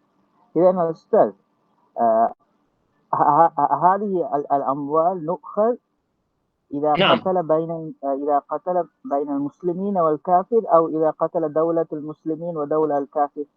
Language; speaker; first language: Arabic; non-native, learner; Malay